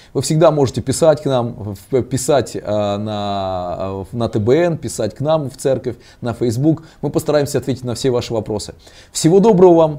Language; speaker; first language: Russian; native; Russian